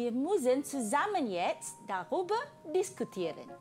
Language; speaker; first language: German; non-native, fluent; Malay